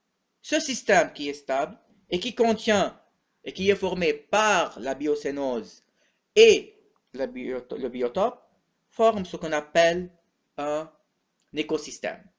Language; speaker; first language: French; non-native, local second language; Arabic